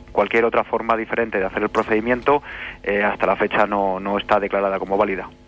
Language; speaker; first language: Spanish; native; Spanish